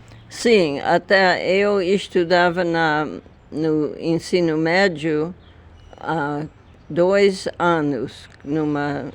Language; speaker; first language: Portuguese; non-native, fluent; English